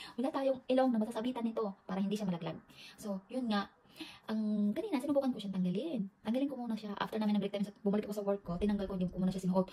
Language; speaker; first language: Filipino; native; Filipino